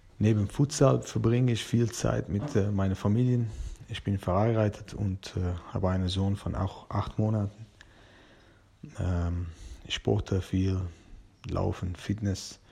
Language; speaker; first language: German; non-native, fluent; Persian